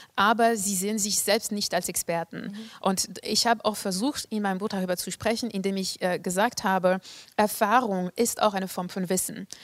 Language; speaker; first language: German; non-native, fluent; French